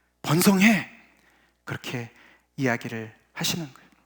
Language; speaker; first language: Korean; native; Korean